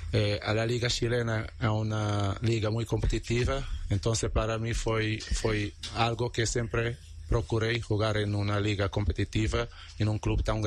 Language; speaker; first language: Spanish; non-native, learner; Portuguese